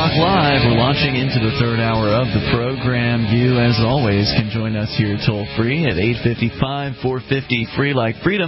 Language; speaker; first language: English; native; English